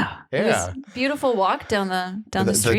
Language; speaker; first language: English; native; English